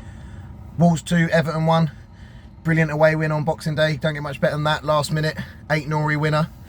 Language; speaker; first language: English; native; English